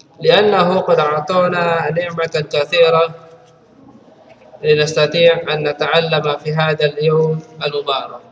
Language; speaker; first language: Arabic; non-native, fluent; Indonesian